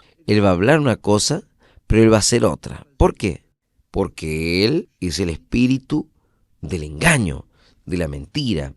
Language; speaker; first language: Spanish; non-native, fluent; Portuguese